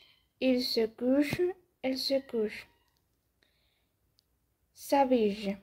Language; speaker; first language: French; non-native, learner; Spanish